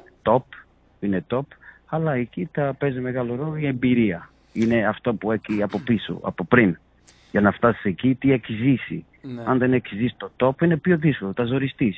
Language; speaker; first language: Greek; non-native, fluent; Portuguese